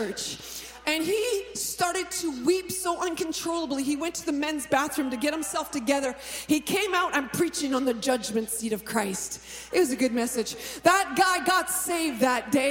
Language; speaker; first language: English; native; English